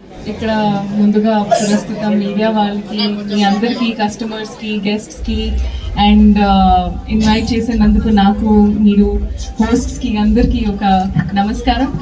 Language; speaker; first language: Telugu; non-native, local second language; Hindi